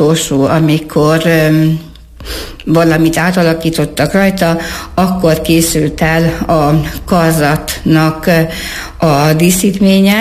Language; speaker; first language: Hungarian; native; Hungarian